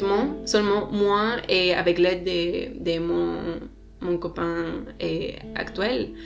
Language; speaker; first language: French; non-native, learner; Spanish